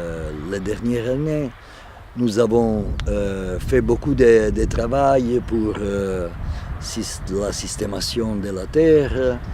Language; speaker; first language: French; non-native, fluent; Italian